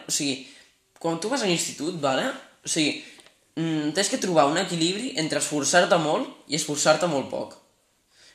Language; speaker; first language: Catalan; non-native, local second language; Spanish